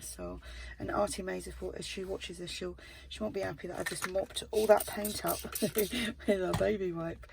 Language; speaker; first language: English; native; English